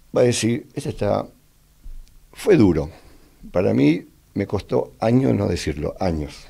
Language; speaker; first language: Spanish; native; Spanish